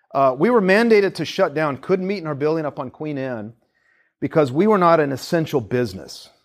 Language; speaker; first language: English; native; English